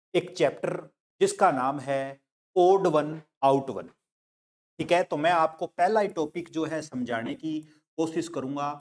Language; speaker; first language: Hindi; non-native, local second language; Punjabi